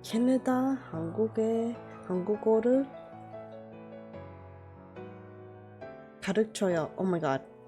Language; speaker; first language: Korean; non-native, learner; English